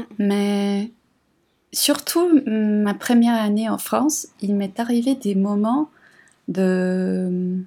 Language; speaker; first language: French; non-native, fluent; English